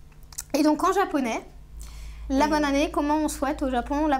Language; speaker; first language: French; native; French